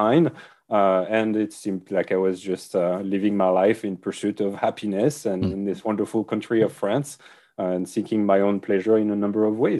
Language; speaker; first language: English; non-native, fluent; French